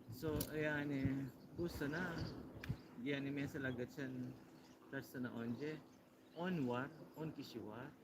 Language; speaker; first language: Turkish; non-native, learner; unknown